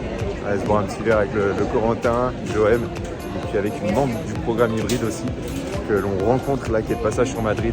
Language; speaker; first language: French; native; French